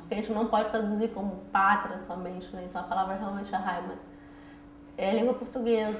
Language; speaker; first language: Portuguese; early bilingual, other home language; Spanish